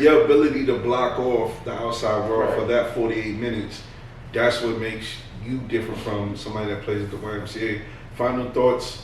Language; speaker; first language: English; native; English